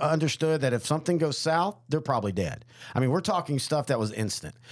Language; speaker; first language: English; native; English